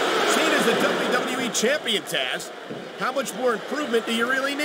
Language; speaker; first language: English; native; English